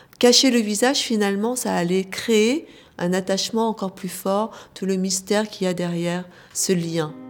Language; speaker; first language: French; early bilingual, other home language; Korean